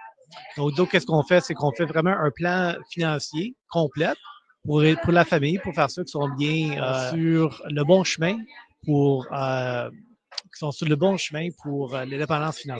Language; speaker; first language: French; native; French